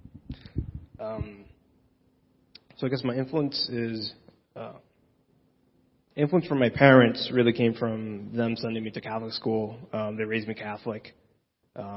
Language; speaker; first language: English; early bilingual, other home language; Spanish